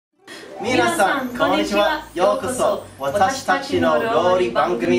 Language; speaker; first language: Japanese; non-native, learner; English